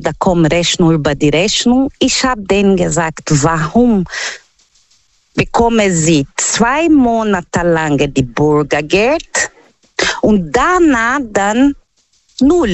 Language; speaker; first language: German; non-native, learner; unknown